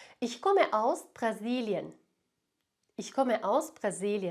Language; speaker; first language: German; non-native, fluent; Turkish